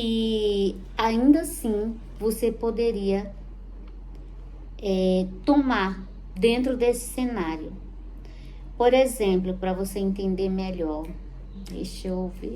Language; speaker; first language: Portuguese; native; Portuguese